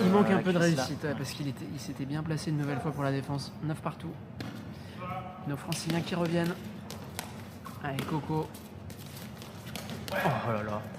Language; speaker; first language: French; native; French